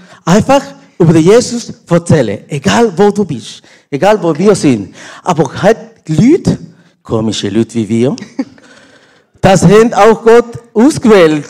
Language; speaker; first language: German; non-native, learner; Spanish